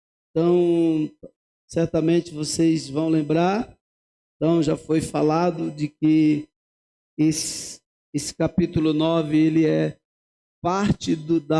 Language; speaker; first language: Portuguese; native; Portuguese